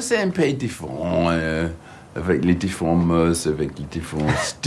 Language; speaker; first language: French; non-native, learner; English